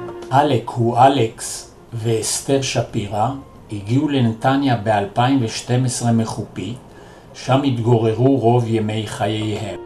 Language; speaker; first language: Hebrew; native; Hebrew